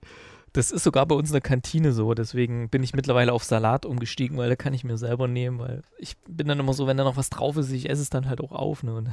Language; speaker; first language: German; native; German